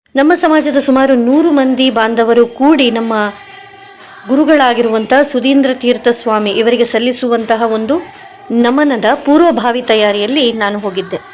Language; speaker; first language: Kannada; non-native, local second language; Konkani